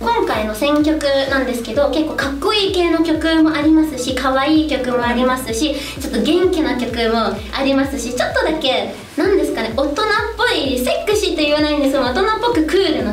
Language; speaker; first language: Japanese; non-native, fluent; English